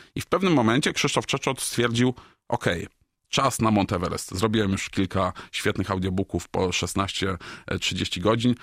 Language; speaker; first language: Polish; native; Polish